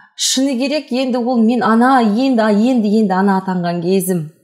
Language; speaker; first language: Kazakh; non-native, local second language; Russian